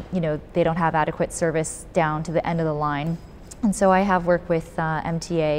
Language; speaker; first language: English; native; English